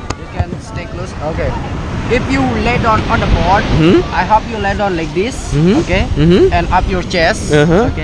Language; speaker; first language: English; non-native, learner; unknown